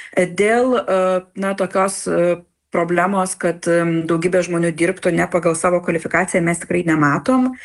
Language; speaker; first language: Lithuanian; native; Lithuanian